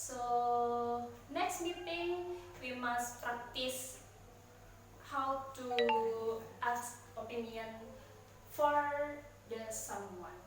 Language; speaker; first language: English; non-native, learner; Indonesian